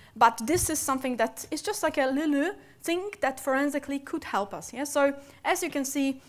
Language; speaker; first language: English; non-native, fluent; Polish